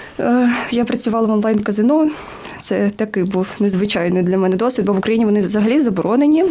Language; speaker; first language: Ukrainian; native; Ukrainian